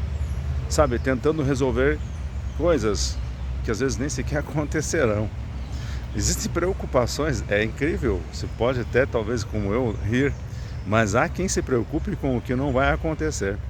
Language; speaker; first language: Portuguese; native; Portuguese